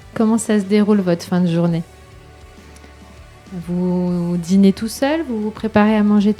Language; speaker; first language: French; native; French